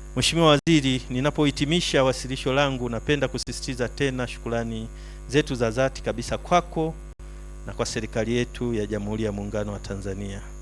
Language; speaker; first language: Swahili; native; Swahili